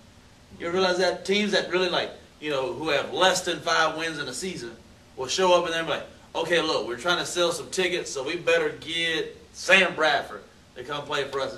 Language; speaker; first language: English; native; English